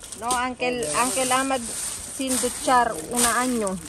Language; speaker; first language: Spanish; non-native, learner; Filipino